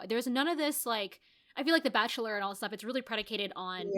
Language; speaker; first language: English; native; English